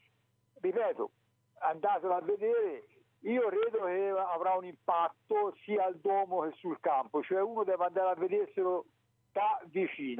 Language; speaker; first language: Italian; native; Italian